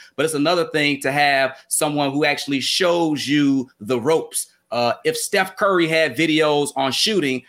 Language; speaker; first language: English; native; English